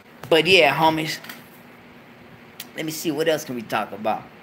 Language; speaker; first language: English; early bilingual, other home language; Spanish